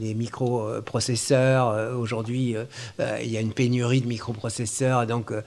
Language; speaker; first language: French; native; French